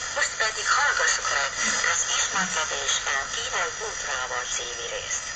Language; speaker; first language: Hungarian; non-native, fluent; Chinese